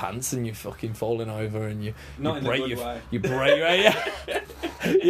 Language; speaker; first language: English; native; English